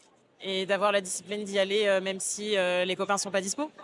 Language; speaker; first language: French; native; French